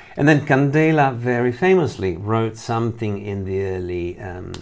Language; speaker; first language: English; non-native, fluent; Italian